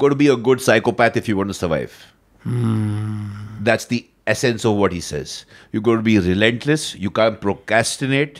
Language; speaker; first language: English; non-native, local second language; Hindi